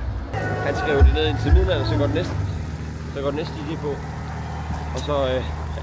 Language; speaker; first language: Danish; native; Danish